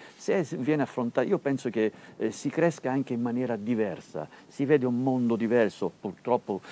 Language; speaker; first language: Italian; native; Italian